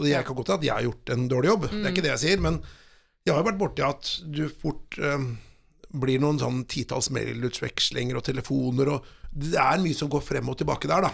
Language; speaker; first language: Norwegian; native; Norwegian